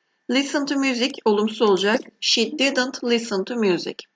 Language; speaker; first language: English; non-native, fluent; Turkish